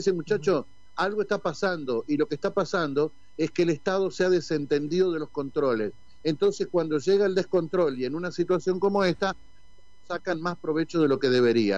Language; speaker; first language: Spanish; native; Spanish